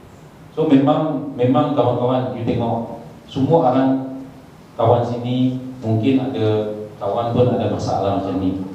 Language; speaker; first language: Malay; non-native, local second language; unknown